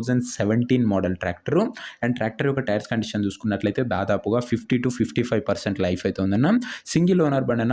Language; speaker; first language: Telugu; native; Telugu